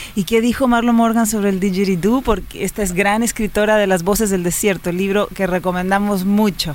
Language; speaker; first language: Spanish; native; Spanish